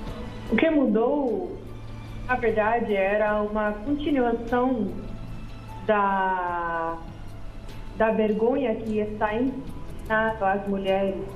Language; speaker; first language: Portuguese; non-native, fluent; Dutch